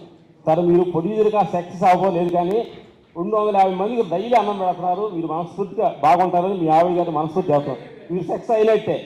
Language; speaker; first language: Telugu; native; Telugu